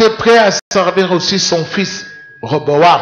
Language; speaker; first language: French; non-native, local second language; Lingala